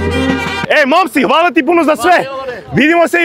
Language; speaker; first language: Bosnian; non-native, learner; English